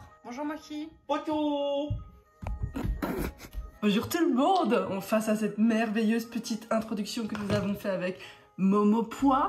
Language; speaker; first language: French; native; French